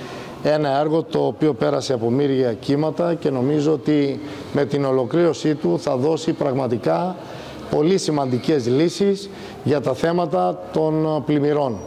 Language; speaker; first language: Greek; native; Greek